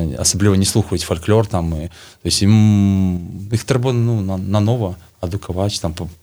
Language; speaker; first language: Belarusian; non-native, local second language; Russian